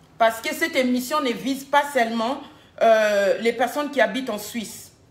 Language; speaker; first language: French; non-native, local second language; Lingala